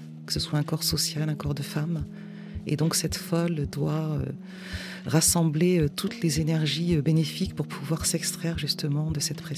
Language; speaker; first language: French; native; French